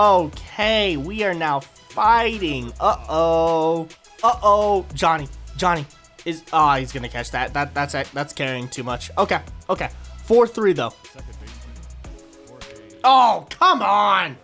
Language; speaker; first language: English; native; English